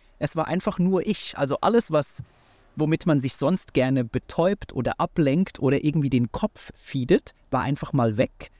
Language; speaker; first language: German; native; German